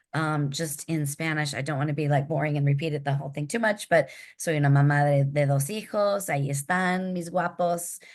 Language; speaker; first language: Spanish; early bilingual, heritage; Spanish